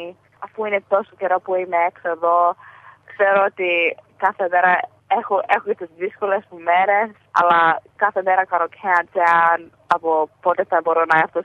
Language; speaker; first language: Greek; early bilingual, heritage; Greek